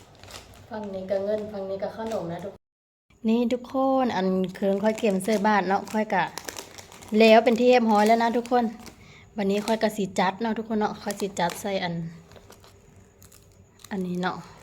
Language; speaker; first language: Thai; non-native, local second language; Lao